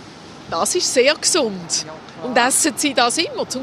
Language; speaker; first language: German; native; German